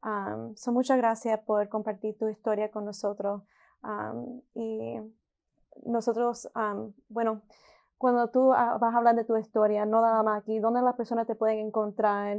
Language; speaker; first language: Spanish; early bilingual, heritage; Spanish